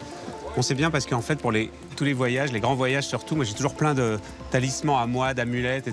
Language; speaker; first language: French; native; French